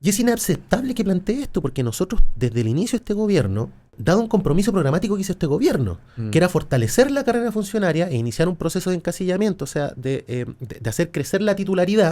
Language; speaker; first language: Spanish; native; Spanish